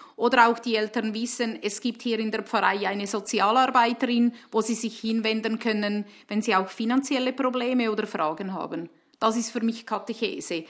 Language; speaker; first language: German; native; German